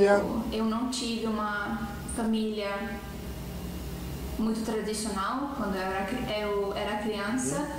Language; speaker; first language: Portuguese; non-native, fluent; Estonian